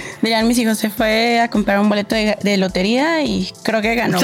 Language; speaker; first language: Spanish; native; Spanish